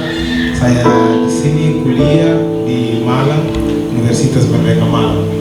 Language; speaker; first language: Indonesian; non-native, learner; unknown